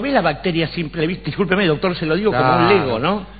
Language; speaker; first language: Spanish; native; Spanish